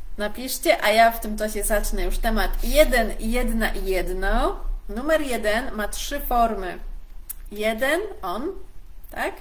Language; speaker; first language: Polish; native; Polish